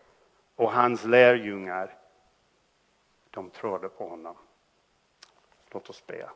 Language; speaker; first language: Swedish; non-native, fluent; English